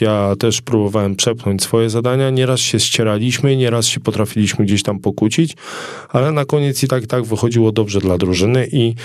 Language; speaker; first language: Polish; native; Polish